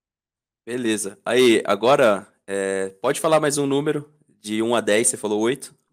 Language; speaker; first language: Portuguese; native; Portuguese